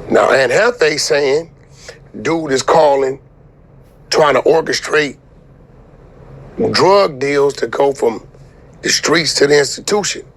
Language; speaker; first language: English; native; English